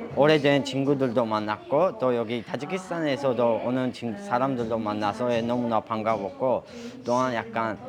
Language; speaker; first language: Korean; non-native, fluent; Tajik